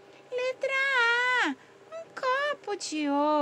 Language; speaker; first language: Portuguese; native; Portuguese